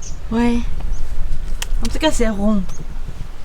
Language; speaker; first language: French; non-native, learner; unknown